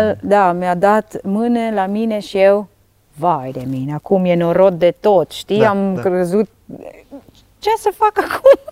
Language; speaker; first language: Romanian; non-native, learner; Dutch